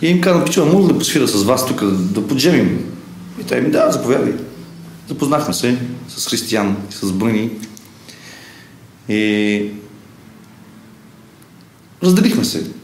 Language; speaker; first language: Bulgarian; native; Bulgarian